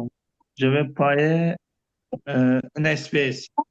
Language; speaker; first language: French; non-native, learner; Azerbaijani